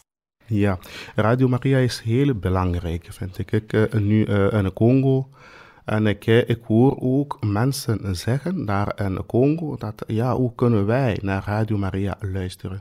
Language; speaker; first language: Dutch; non-native, fluent; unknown